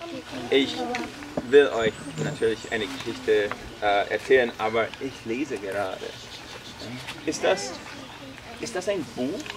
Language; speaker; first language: German; non-native, fluent; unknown